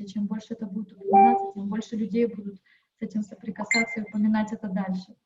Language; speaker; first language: Russian; native; Russian